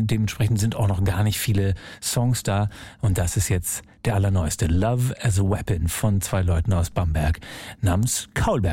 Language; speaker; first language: German; native; German